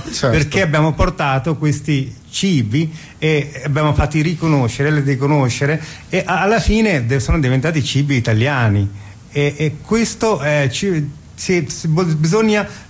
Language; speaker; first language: Italian; non-native, fluent; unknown